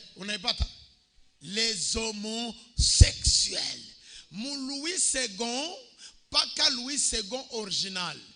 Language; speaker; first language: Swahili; native; Swahili